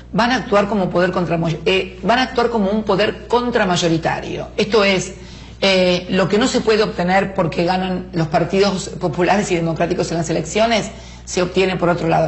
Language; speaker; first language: Spanish; native; Spanish